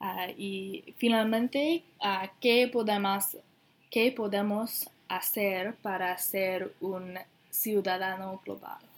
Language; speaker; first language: Spanish; non-native, learner; English